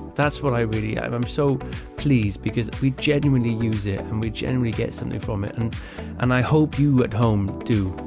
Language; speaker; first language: English; native; English